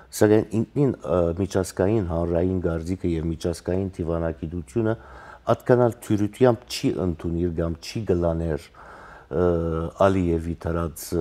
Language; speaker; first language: Armenian; native; Armenian